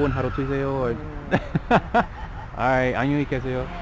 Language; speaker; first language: Korean; non-native, learner; English